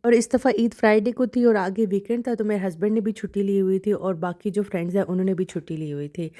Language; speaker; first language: Urdu; non-native, local second language; Punjabi